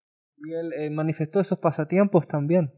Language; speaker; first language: Spanish; native; Spanish